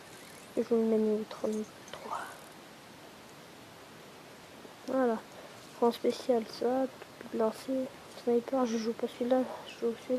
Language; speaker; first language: French; native; French